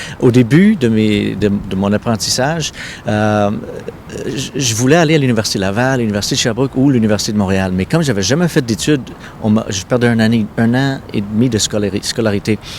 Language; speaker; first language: French; non-native, local second language; English